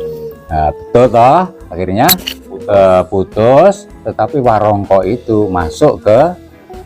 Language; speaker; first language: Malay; non-native, local second language; Javanese